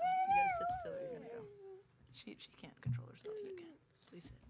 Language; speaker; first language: English; native; English